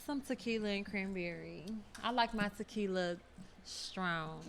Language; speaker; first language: English; native; English